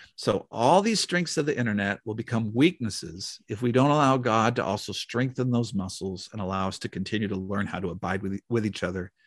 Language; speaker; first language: English; native; English